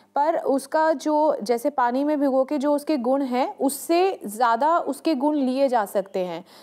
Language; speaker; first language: Hindi; native; Hindi